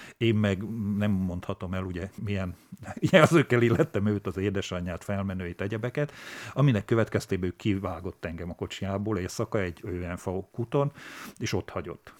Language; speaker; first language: Hungarian; native; Hungarian